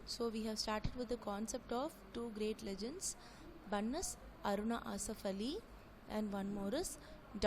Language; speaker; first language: English; non-native, local second language; Tamil